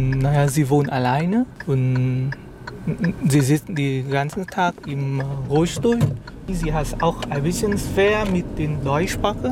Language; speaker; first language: German; non-native, learner; Vietnamese